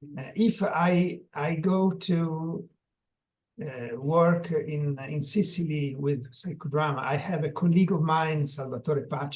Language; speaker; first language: English; non-native, learner; Italian